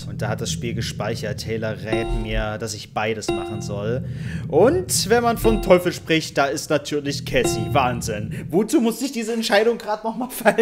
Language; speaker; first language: German; native; German